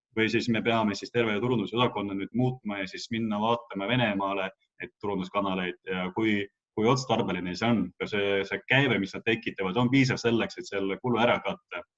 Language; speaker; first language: Estonian; non-native, local second language; Russian